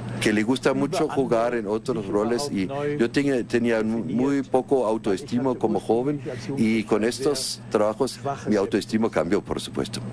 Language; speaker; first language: Spanish; non-native, fluent; German